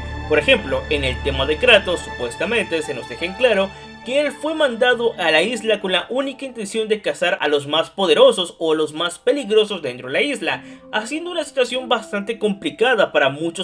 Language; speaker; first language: Spanish; native; Spanish